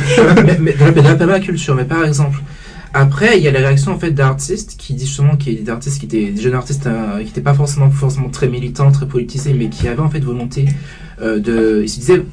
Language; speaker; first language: French; native; French